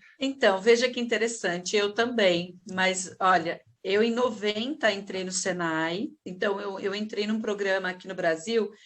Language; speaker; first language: Portuguese; native; Portuguese